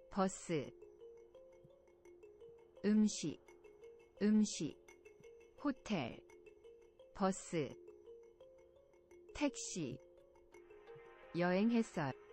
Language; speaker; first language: Korean; non-native, learner; English